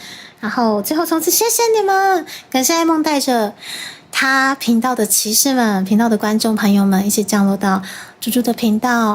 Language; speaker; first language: Chinese; native; Chinese